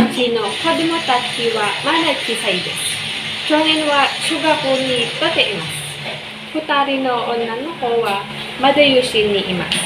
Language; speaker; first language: Japanese; non-native, learner; Filipino